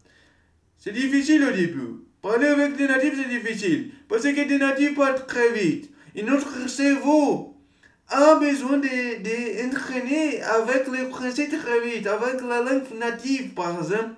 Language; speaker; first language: French; non-native, learner; Portuguese